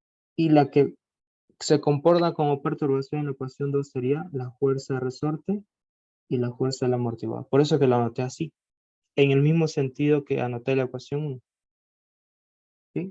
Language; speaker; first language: Spanish; native; Spanish